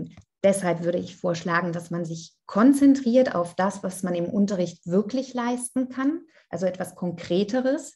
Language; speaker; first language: German; non-native, fluent; Italian